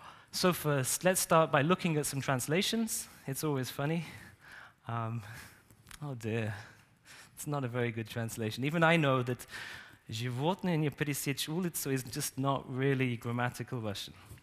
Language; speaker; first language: English; native; English